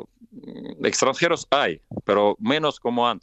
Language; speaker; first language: Spanish; non-native, fluent; Russian